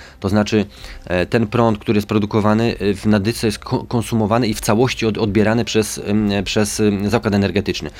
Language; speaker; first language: Polish; native; Polish